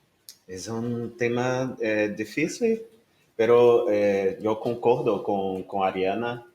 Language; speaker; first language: Spanish; non-native, learner; Portuguese